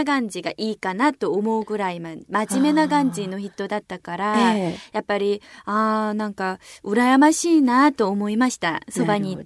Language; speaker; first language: Japanese; non-native, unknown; Korean